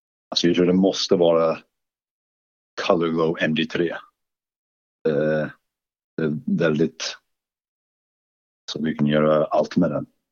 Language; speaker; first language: Swedish; non-native, fluent; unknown